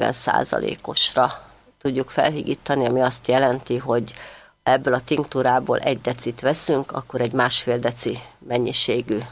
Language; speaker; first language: Hungarian; native; Hungarian